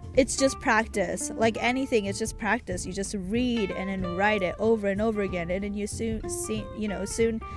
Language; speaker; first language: English; early bilingual, other home language; Japanese